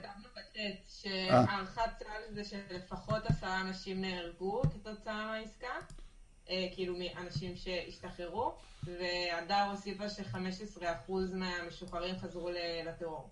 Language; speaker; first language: Hebrew; native; Hebrew